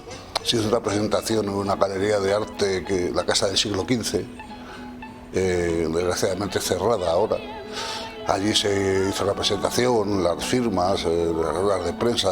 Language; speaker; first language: Spanish; native; Spanish